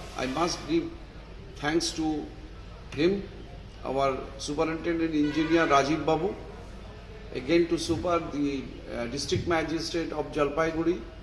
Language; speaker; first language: English; non-native, local second language; Bangla